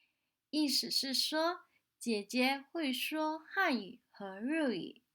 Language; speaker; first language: Chinese; non-native, fluent; Indonesian